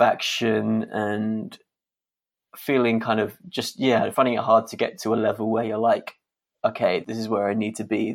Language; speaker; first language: English; native; English